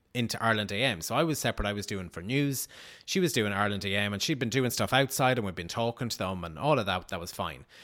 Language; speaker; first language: English; native; English